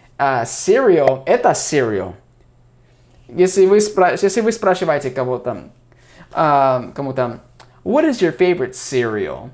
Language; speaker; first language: Russian; non-native, fluent; English